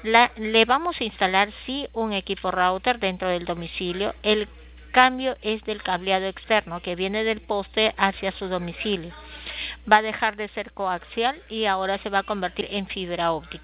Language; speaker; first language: Spanish; native; Spanish